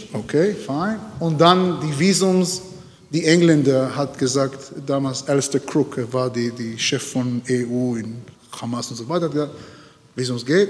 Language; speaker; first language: German; non-native, learner; Hebrew